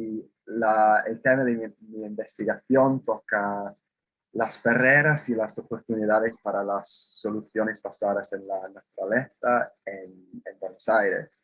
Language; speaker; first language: Spanish; non-native, fluent; English